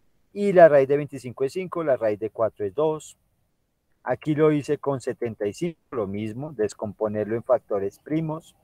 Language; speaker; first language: Spanish; native; Spanish